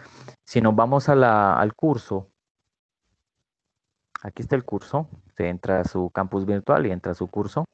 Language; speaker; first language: Spanish; native; Spanish